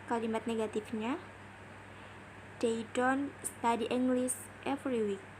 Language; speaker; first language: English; non-native, learner; Indonesian